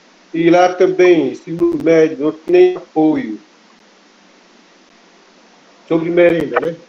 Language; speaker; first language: Portuguese; non-native, local second language; Kayapó